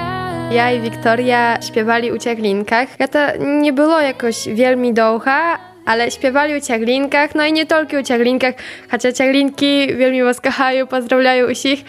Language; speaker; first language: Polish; non-native, local second language; Belarusian